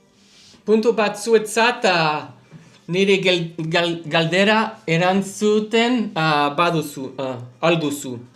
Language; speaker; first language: Basque; non-native, learner; English